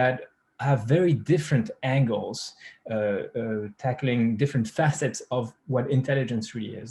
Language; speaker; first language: English; non-native, fluent; French